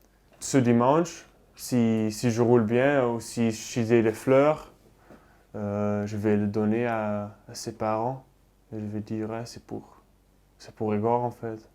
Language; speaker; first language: French; non-native, learner; Dutch